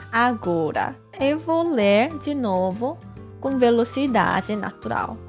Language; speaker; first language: Portuguese; non-native, fluent; Korean